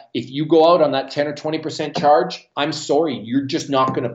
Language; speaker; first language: English; native; English